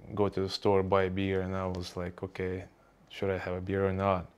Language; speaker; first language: English; non-native, learner; Russian